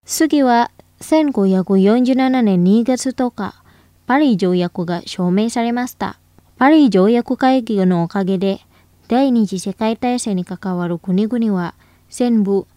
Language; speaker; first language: Japanese; non-native, fluent; Indonesian